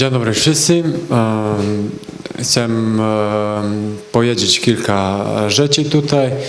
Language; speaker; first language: Polish; non-native, learner; Croatian